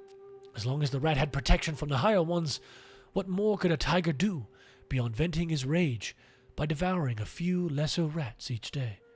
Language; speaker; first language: English; native; English